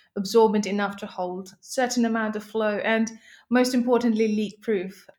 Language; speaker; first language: English; non-native, local second language; Nepali